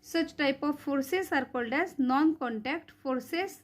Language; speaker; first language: English; non-native, local second language; Marathi